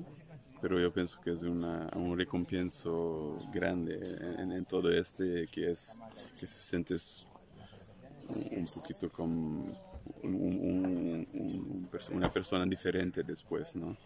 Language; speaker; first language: Spanish; non-native, fluent; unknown